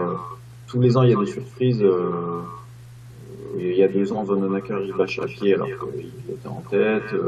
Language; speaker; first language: French; native; French